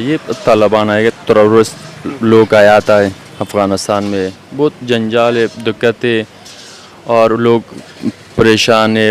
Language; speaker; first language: Hindi; non-native, learner; Persian